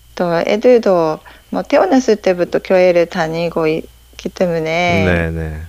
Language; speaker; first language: Korean; non-native, learner; Japanese